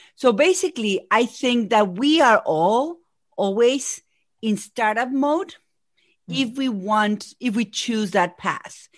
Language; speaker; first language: English; non-native, fluent; Spanish